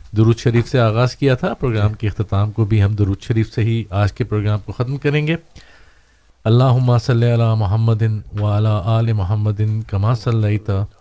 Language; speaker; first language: Urdu; native; Urdu